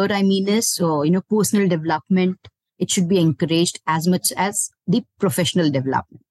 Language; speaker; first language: English; non-native, local second language; Hindi